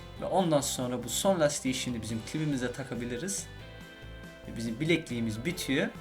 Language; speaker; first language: Turkish; early bilingual, heritage; Turkish